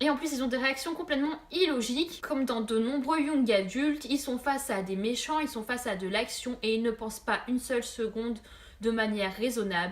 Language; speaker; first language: French; native; French